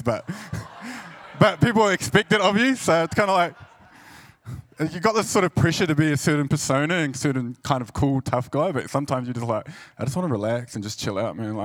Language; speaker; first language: English; native; English